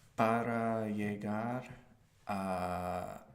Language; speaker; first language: Spanish; non-native, learner; English